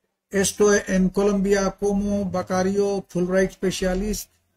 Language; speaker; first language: Spanish; non-native, learner; Hindi